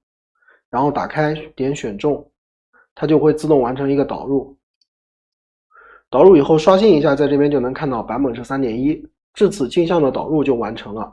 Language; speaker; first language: Chinese; native; Chinese